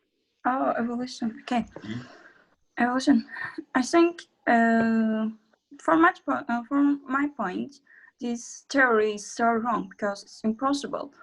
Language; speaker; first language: English; non-native, learner; Azerbaijani